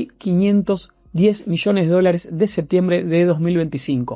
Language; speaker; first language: Spanish; native; Spanish